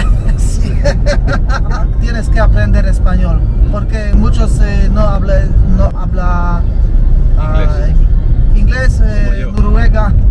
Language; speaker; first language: Spanish; non-native, learner; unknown